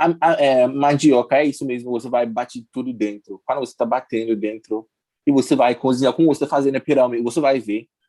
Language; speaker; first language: Portuguese; non-native, learner; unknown